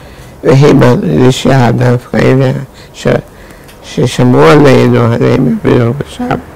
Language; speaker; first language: Hebrew; non-native, fluent; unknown